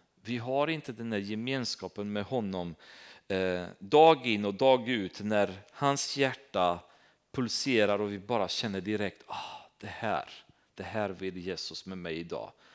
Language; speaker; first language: Swedish; non-native, fluent; Romanian